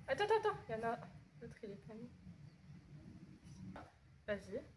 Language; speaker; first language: French; native; French